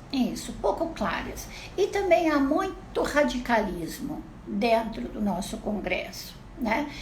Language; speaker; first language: Portuguese; non-native, fluent; Italian